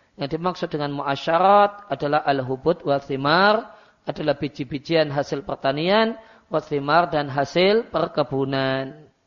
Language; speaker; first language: Indonesian; non-native, local second language; Javanese